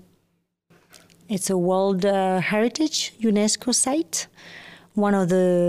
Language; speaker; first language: English; non-native, fluent; French